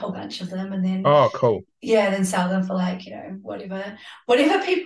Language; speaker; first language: English; native; English